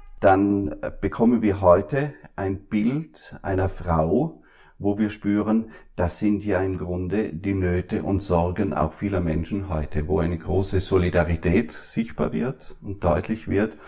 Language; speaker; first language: German; native; German